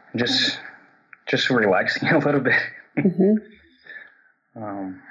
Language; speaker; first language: English; non-native, fluent; Portuguese